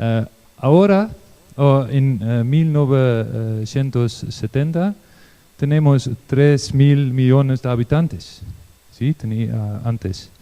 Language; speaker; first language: Spanish; non-native, learner; Dutch